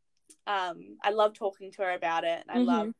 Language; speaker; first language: English; native; English